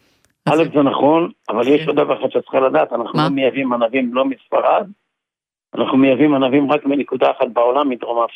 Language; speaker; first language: Hebrew; native; Hebrew